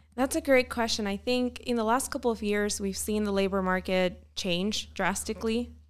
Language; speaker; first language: English; non-native, fluent; Spanish